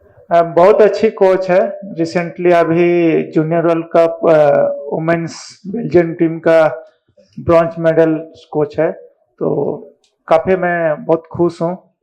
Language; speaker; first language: Hindi; non-native, local second language; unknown